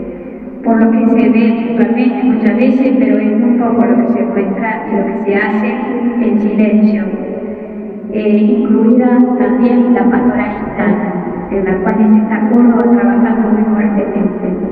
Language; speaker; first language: Spanish; native; Spanish